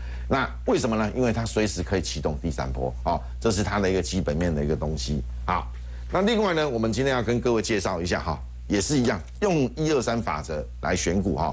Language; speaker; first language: Chinese; native; Chinese